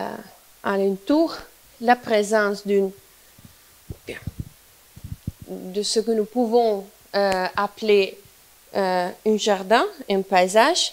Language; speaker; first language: French; non-native, fluent; Italian